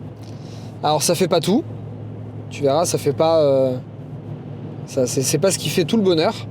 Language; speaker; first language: French; native; French